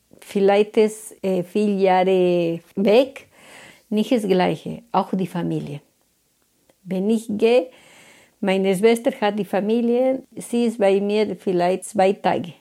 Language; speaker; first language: German; non-native, learner; Spanish